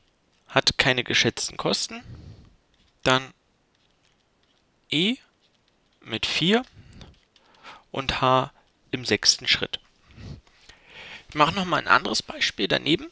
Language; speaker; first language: German; native; German